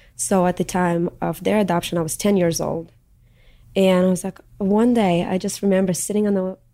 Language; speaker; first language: English; early bilingual, other home language; Russian